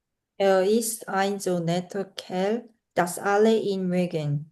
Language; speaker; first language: German; non-native, learner; Korean